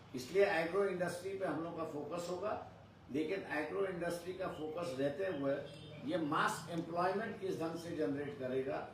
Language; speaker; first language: Hindi; non-native, local second language; Marathi